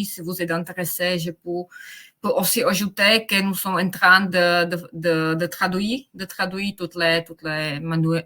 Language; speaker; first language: French; non-native, fluent; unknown